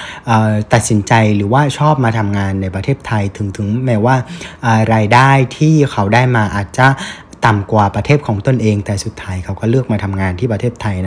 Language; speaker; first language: Thai; non-native, fluent; Vietnamese